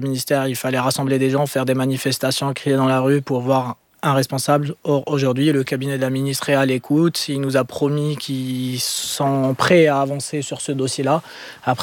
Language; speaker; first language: French; non-native, local second language; Arabic